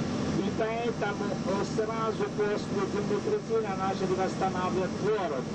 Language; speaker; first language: Russian; non-native, fluent; Italian